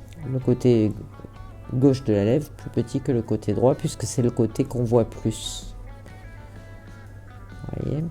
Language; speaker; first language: French; native; French